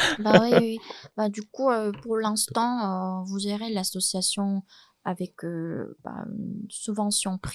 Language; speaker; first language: French; non-native, fluent; Chinese